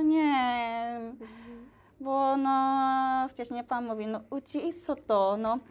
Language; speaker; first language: Polish; non-native, learner; Japanese